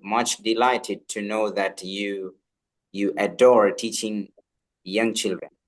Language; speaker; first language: English; non-native, local second language; Malayalam